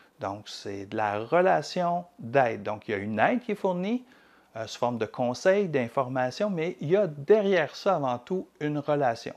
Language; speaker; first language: French; native; French